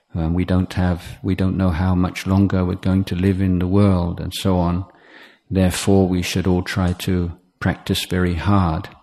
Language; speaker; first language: English; native; English